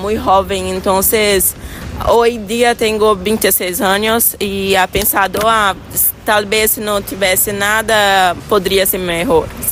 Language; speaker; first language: Spanish; non-native, fluent; Portuguese